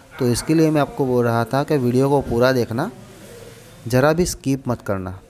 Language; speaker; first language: Hindi; non-native, local second language; Gujarati